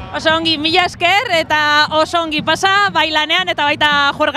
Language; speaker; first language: Basque; native; Basque